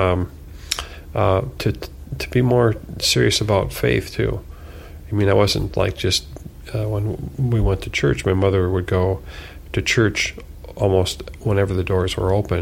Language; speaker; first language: English; native; English